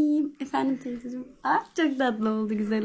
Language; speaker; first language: Turkish; native; Turkish